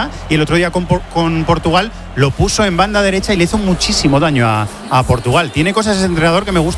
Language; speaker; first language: Spanish; native; Spanish